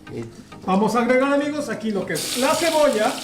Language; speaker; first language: Spanish; native; Spanish